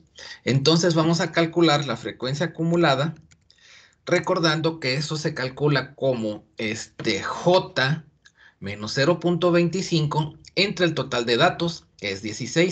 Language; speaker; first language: Spanish; native; Spanish